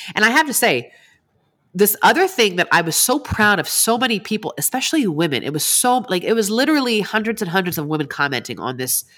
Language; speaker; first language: English; native; English